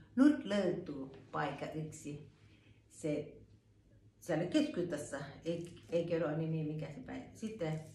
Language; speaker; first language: Finnish; non-native, learner; Thai